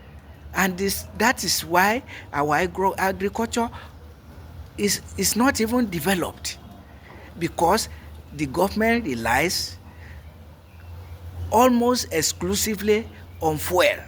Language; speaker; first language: English; non-native, local second language; Yoruba